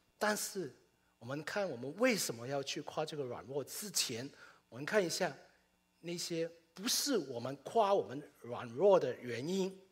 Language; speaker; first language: Chinese; non-native, local second language; Cantonese